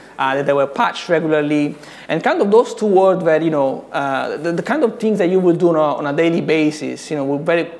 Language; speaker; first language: English; non-native, fluent; Italian